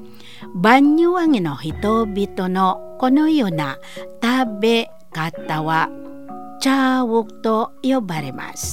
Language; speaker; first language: Japanese; non-native, learner; Indonesian